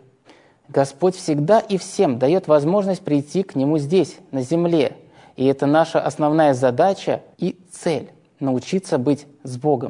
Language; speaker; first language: Russian; native; Russian